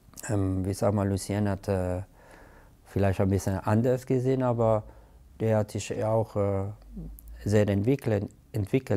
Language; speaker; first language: German; non-native, fluent; Italian